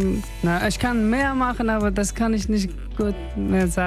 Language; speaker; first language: German; non-native, learner; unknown